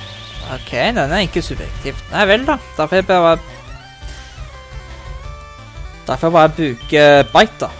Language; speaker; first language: Norwegian; native; Norwegian